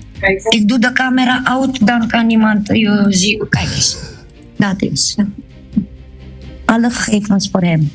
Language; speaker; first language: Dutch; non-native, learner; Romanian